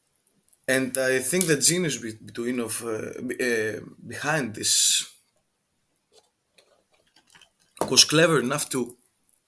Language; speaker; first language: English; non-native, fluent; Greek